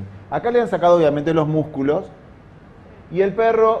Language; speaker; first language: Spanish; native; Spanish